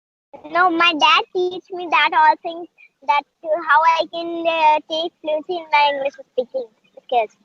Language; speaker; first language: English; non-native, learner; Hindi